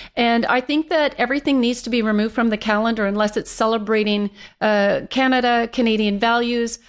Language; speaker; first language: English; native; English